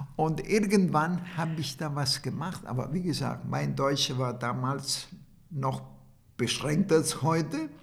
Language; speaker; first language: German; non-native, fluent; Italian